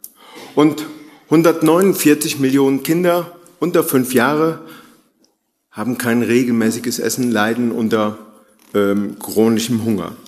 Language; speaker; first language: German; native; German